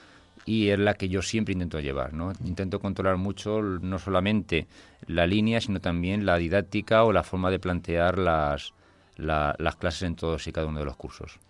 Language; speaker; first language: Spanish; native; Spanish